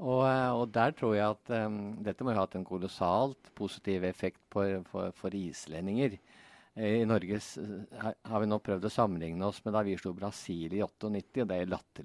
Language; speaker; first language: Norwegian; native; Norwegian